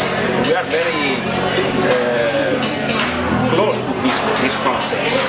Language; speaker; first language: English; non-native, fluent; Italian